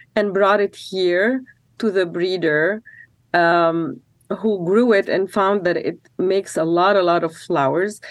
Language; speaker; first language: English; non-native, fluent; Arabic